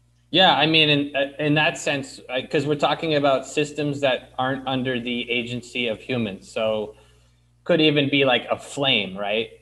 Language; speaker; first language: English; native; English